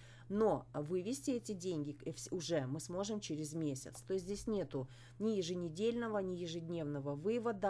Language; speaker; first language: Russian; native; Russian